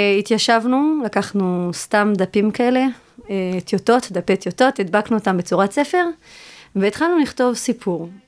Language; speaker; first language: Hebrew; early bilingual, other home language; French